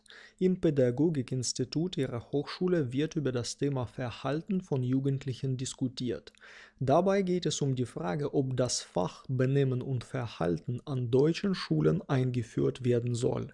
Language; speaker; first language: German; non-native, fluent; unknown